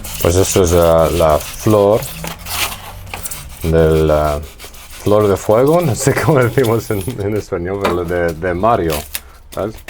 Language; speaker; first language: Spanish; non-native, fluent; English